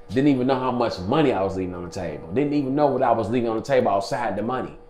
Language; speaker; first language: English; native; English